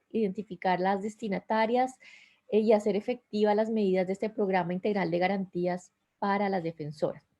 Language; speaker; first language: Spanish; native; Spanish